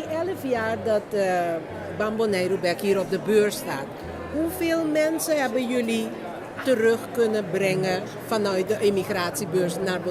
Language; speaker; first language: Dutch; non-native, local second language; Papiamento